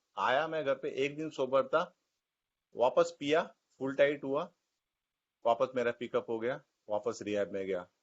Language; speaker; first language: Hindi; non-native, local second language; Marathi